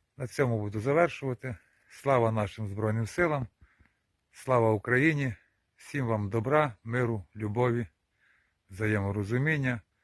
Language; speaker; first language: Ukrainian; native; Ukrainian